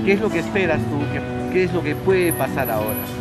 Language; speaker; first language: Spanish; native; Spanish